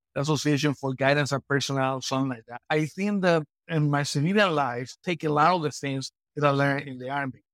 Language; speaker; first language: English; non-native, fluent; Spanish